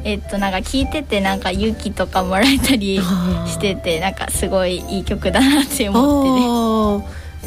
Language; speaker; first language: Japanese; native; Japanese